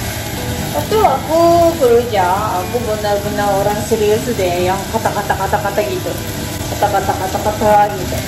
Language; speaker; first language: Indonesian; non-native, learner; Japanese